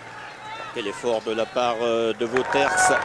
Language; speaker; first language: French; native; French